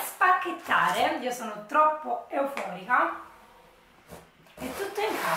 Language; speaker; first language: Italian; native; Italian